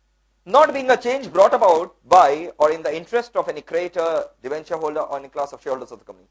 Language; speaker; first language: English; non-native, local second language; Hindi